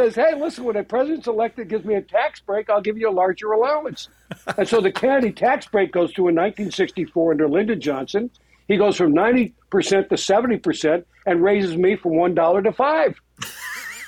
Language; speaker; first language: English; native; English